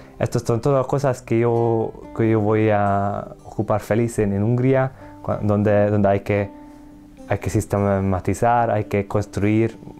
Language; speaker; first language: Spanish; non-native, learner; Hungarian